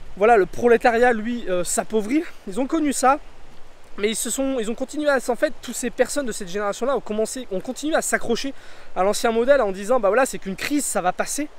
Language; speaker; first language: French; native; French